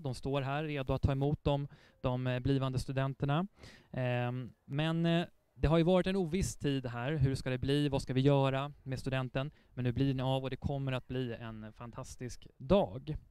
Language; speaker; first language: Swedish; native; Swedish